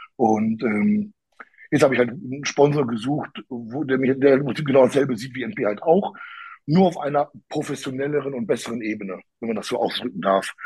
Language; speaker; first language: German; early bilingual, other home language; Polish